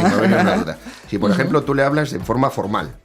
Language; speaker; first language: Spanish; native; Spanish